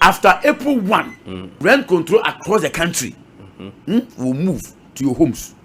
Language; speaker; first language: English; non-native, local second language; Akan